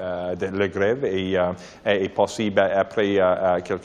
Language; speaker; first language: French; non-native, learner; English